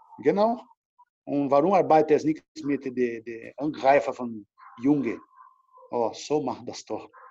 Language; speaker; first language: German; non-native, learner; Portuguese